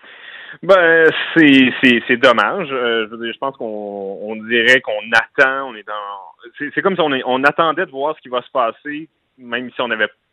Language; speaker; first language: French; native; French